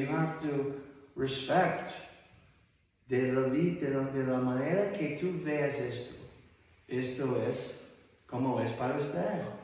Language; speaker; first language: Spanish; non-native, fluent; English